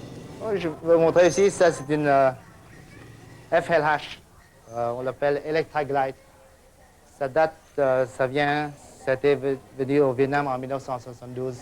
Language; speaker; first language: French; non-native, fluent; Vietnamese